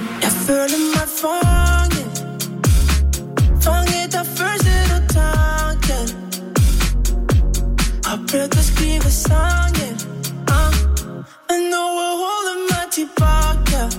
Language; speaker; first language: Norwegian; native; Norwegian